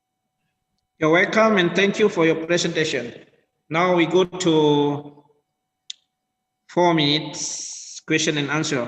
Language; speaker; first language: English; non-native, learner; Indonesian